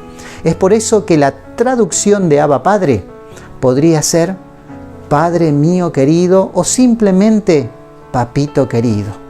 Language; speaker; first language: Spanish; native; Spanish